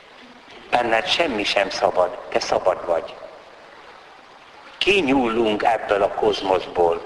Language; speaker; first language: Hungarian; native; Hungarian